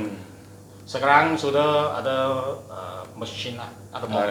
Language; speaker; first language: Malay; non-native, local second language; Chinese